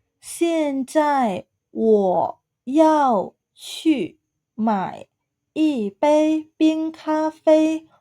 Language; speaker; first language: Chinese; non-native, fluent; Thai